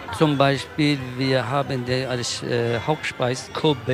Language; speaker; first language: German; non-native, learner; Kurdish